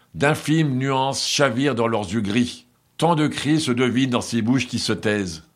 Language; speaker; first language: French; non-native, fluent; Portuguese